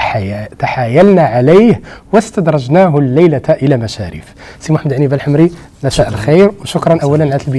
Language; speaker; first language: Arabic; native; Arabic